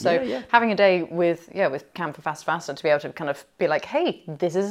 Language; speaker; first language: English; native; English